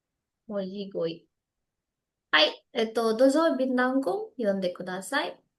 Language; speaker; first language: Japanese; non-native, learner; Indonesian